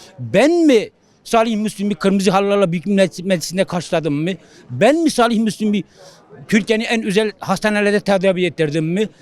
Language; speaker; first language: Turkish; non-native, local second language; Kurdish